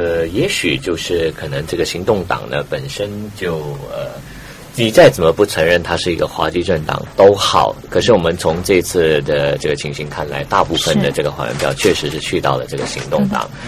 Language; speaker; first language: Chinese; native; Chinese